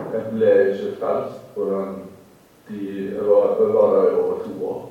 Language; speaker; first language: Norwegian; native; Norwegian